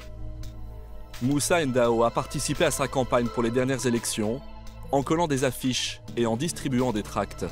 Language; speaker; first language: French; native; French